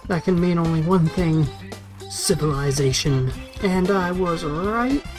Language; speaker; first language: English; native; English